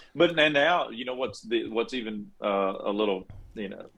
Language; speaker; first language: English; native; English